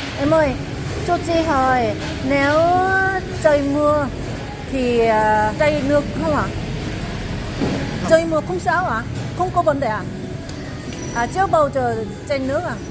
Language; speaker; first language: Vietnamese; non-native, learner; Korean